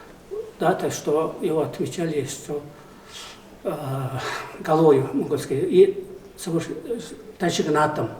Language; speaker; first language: Russian; non-native, learner; Mongolian